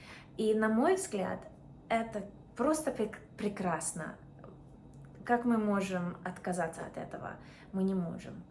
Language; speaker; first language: Russian; non-native, fluent; English